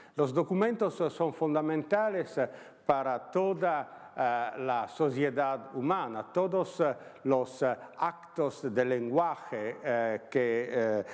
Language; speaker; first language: Spanish; non-native, learner; Italian